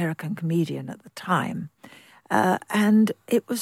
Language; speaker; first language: English; native; English